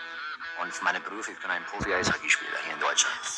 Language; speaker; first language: German; early bilingual, heritage; English